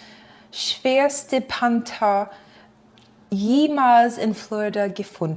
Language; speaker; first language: German; non-native, fluent; English